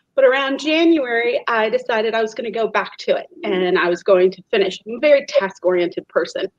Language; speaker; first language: English; native; English